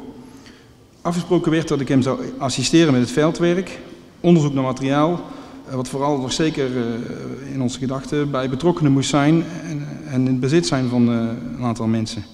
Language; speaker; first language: Dutch; native; Dutch